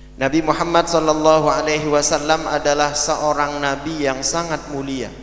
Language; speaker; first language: Indonesian; non-native, local second language; Madurese